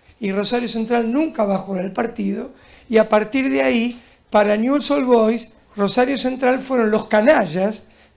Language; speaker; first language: Spanish; native; Spanish